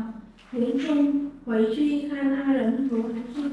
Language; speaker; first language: Chinese; non-native, learner; Vietnamese